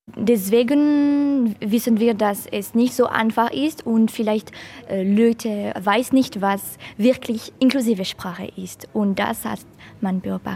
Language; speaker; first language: German; non-native, local second language; French